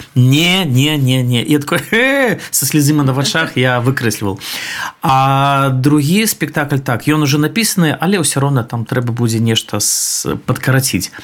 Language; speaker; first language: Belarusian; non-native, local second language; Russian